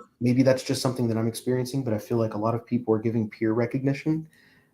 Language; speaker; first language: English; native; English